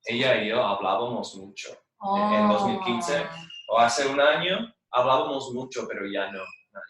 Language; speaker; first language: Spanish; non-native, fluent; English